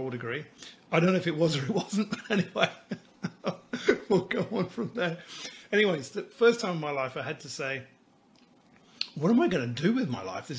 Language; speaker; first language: English; native; English